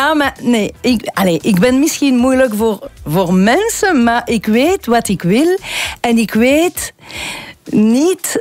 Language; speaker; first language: Dutch; non-native, local second language; French